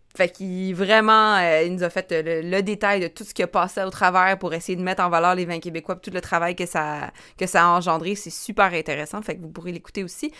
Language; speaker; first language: French; native; French